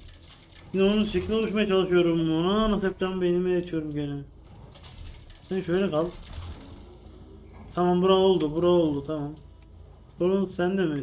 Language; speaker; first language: Turkish; native; Turkish